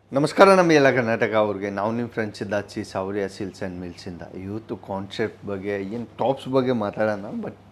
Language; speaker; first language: Kannada; non-native, fluent; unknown